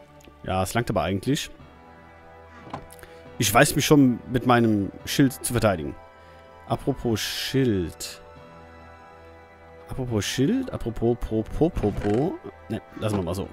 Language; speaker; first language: German; native; German